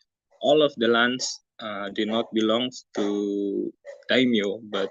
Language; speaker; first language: English; non-native, learner; Indonesian